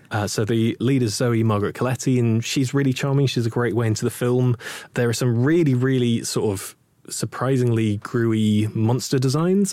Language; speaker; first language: English; native; English